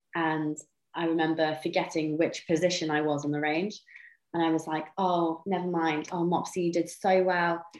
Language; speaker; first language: English; native; English